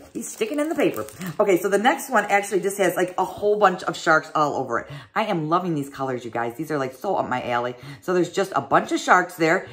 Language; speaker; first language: English; native; English